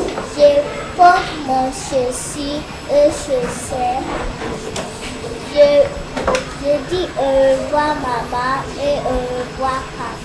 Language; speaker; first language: French; non-native, learner; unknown